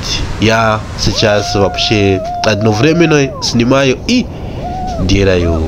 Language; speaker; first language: Russian; non-native, fluent; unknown